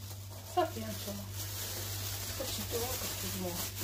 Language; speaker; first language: Arabic; native; Arabic